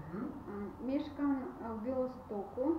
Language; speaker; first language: Polish; non-native, learner; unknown